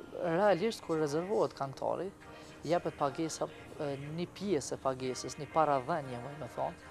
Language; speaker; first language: Albanian; native; Albanian